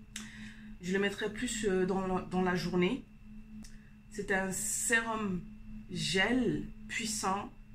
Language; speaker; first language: French; native; French